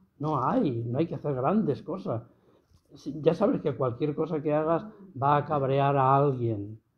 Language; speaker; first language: Spanish; native; Spanish